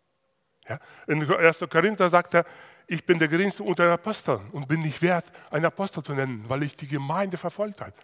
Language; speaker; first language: German; non-native, fluent; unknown